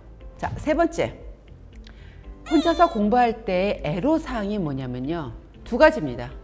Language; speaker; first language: Korean; native; Korean